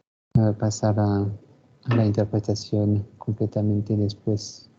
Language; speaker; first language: Spanish; non-native, fluent; French